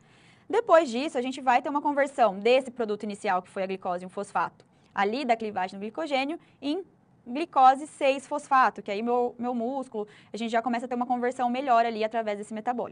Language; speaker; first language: Portuguese; native; Portuguese